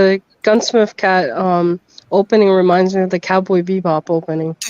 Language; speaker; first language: English; native; English